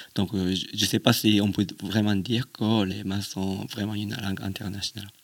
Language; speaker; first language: French; non-native, fluent; Japanese